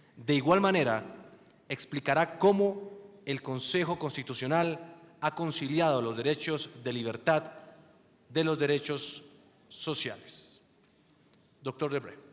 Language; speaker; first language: Spanish; native; Spanish